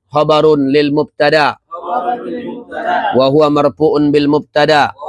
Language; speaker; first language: Arabic; non-native, fluent; Indonesian